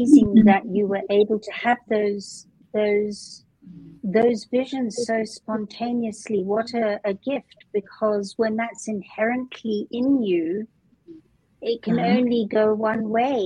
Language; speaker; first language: English; native; English